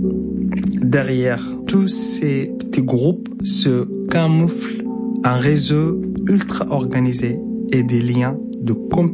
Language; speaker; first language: French; non-native, fluent; Arabic